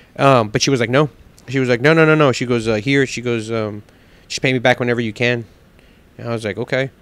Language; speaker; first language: English; native; English